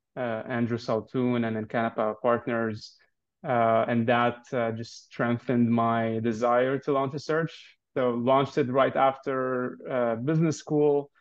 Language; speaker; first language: English; non-native, fluent; Arabic